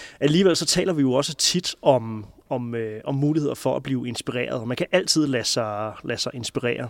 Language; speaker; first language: Danish; native; Danish